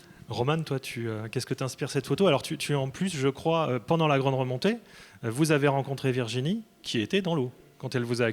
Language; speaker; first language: French; native; French